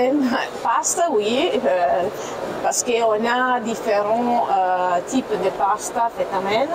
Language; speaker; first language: French; non-native, fluent; Italian